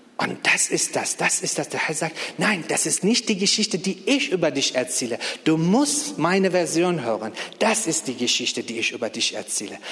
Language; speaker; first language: German; non-native, fluent; Persian